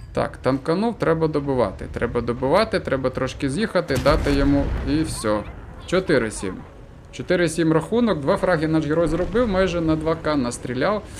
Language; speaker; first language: Ukrainian; non-native, local second language; Russian